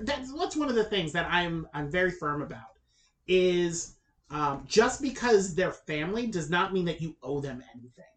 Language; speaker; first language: English; native; English